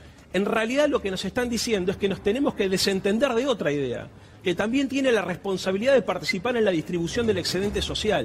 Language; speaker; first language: Spanish; native; Spanish